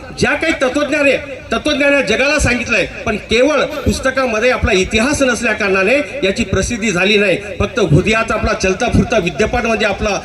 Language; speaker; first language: Marathi; non-native, local second language; Lambadi